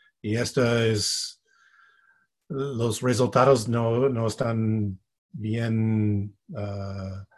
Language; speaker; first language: Spanish; non-native, fluent; English